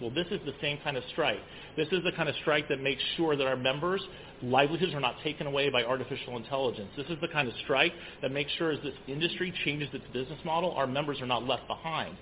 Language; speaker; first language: English; native; English